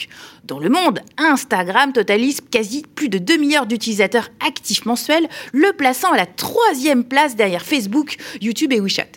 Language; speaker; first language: French; native; French